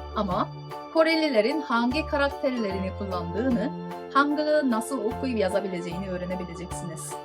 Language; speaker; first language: Turkish; non-native, fluent; Korean